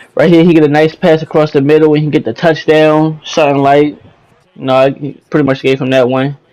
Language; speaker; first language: English; native; English